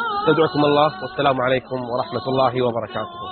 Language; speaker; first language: Arabic; native; Arabic